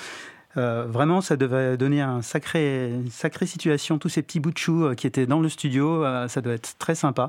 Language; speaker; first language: French; native; French